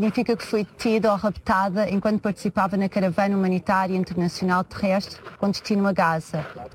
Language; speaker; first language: Portuguese; native; Portuguese